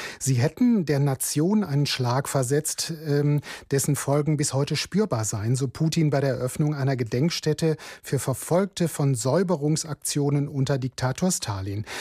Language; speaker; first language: German; native; German